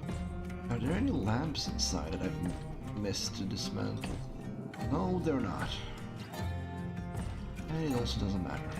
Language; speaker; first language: English; native; English